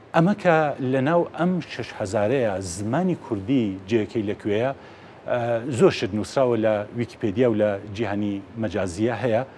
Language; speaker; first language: Central Kurdish; native; Central Kurdish